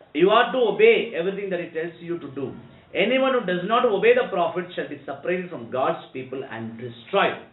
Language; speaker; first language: English; non-native, local second language; Telugu